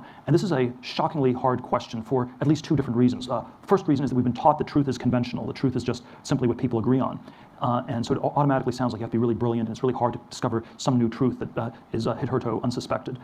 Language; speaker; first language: English; native; English